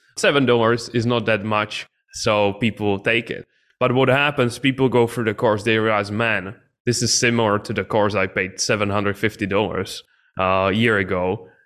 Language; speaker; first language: English; non-native, fluent; Czech